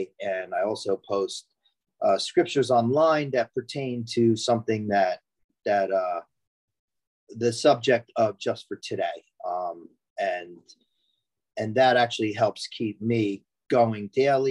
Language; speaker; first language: English; native; English